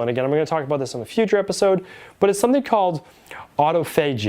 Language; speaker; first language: English; native; English